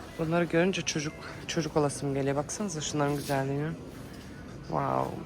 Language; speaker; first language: Turkish; early bilingual, heritage; Turkish